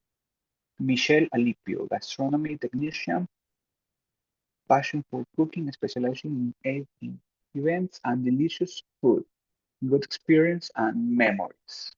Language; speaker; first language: English; non-native, fluent; Spanish